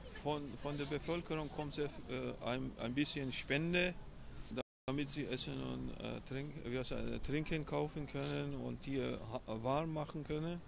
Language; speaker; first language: German; non-native, fluent; Persian